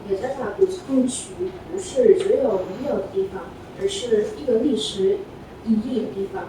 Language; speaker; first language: Chinese; non-native, learner; Indonesian